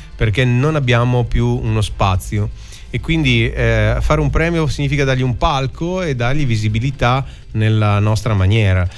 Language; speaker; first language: Italian; native; Italian